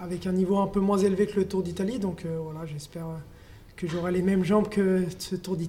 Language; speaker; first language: French; native; French